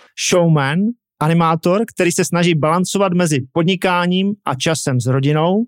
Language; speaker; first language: Czech; native; Czech